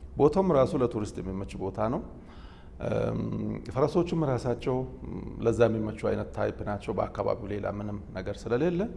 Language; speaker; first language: Amharic; non-native, local second language; Oromo